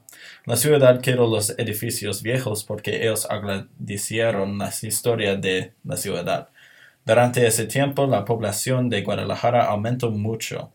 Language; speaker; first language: Spanish; non-native, learner; English